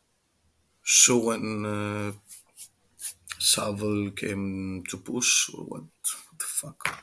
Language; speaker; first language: English; non-native, fluent; Greek